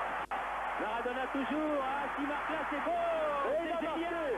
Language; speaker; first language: French; native; French